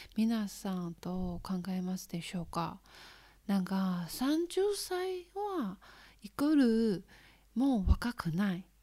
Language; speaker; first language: Japanese; non-native, learner; Chinese